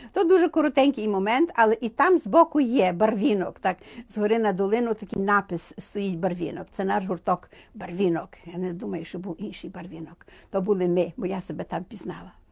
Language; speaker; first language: Ukrainian; native; Ukrainian